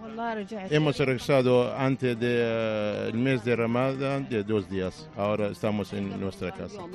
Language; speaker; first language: Spanish; non-native, fluent; Arabic